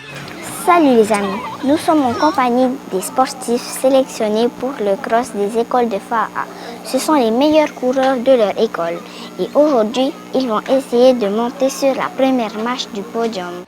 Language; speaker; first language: French; native; French